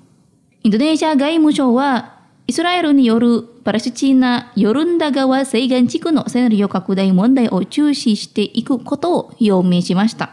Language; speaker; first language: Japanese; non-native, fluent; Indonesian